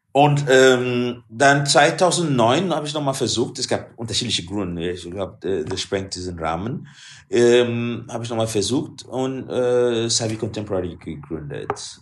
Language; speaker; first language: German; non-native, fluent; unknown